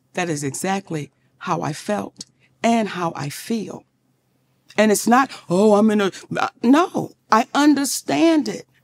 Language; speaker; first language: English; native; English